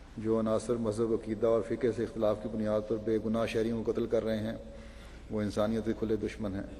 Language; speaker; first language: Urdu; native; Urdu